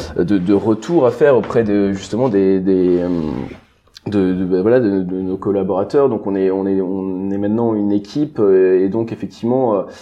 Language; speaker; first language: French; native; French